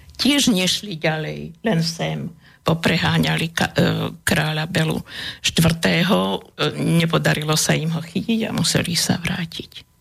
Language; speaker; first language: Slovak; native; Slovak